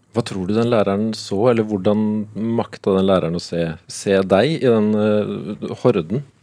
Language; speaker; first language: Norwegian; native; Norwegian